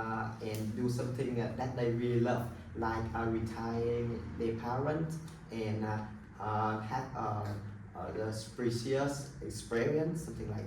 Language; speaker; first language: English; non-native, learner; Vietnamese